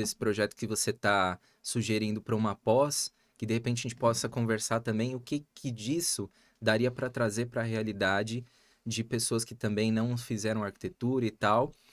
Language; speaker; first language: Portuguese; native; Portuguese